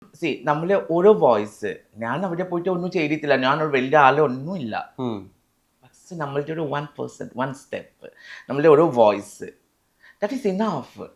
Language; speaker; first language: Malayalam; non-native, fluent; Assamese